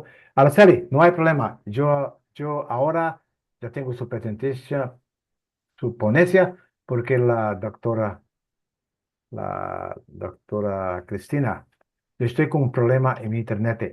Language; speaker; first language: Spanish; non-native, fluent; Portuguese